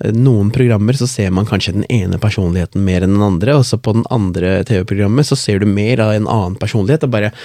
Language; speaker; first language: Norwegian; non-native, local second language; Tamil